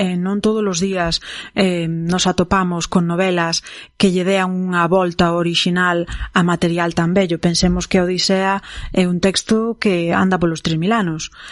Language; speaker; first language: Galician; non-native, local second language; Spanish